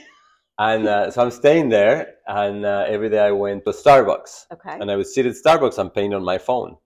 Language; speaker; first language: English; non-native, fluent; Spanish